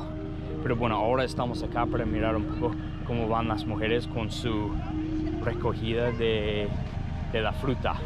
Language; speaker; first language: Spanish; non-native, fluent; English